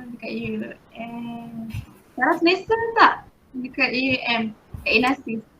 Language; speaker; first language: Malay; native; Malay